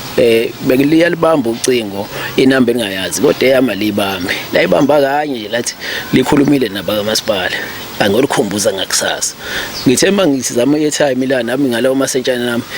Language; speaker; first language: Zulu; native; Zulu